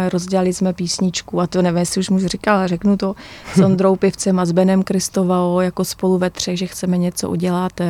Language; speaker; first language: Czech; non-native, local second language; Polish